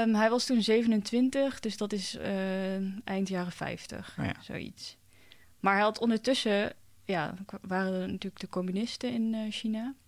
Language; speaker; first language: Dutch; early bilingual, other home language; Chinese